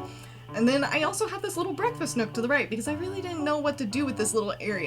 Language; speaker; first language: English; native; English